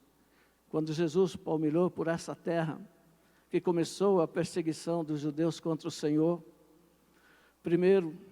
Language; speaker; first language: Portuguese; native; Portuguese